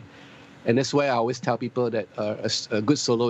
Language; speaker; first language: English; native; English